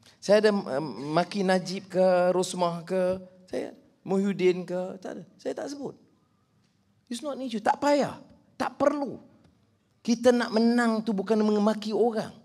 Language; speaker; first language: Malay; native; Malay